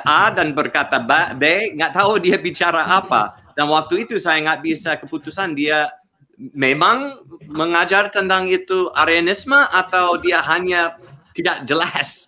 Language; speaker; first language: Indonesian; non-native, learner; English